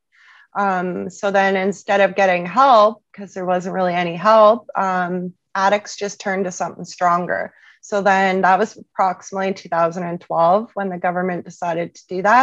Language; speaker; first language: English; native; English